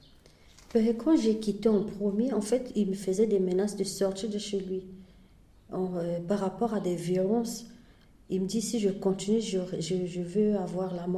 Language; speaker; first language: French; non-native, fluent; Portuguese